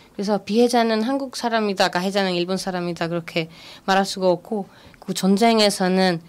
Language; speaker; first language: Korean; non-native, fluent; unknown